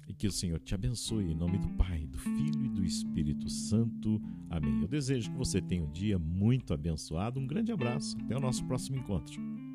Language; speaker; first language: Portuguese; native; Portuguese